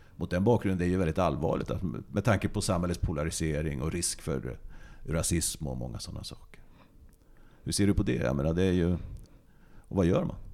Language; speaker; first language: Swedish; native; Swedish